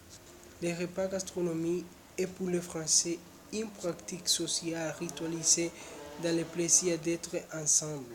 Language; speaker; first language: French; non-native, learner; Spanish